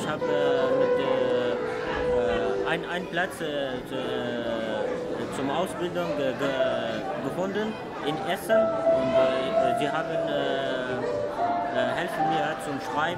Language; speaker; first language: German; non-native, learner; Arabic